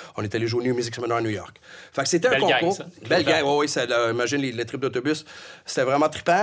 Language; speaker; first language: French; native; French